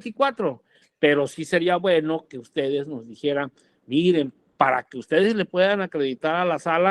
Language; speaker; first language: Spanish; native; Spanish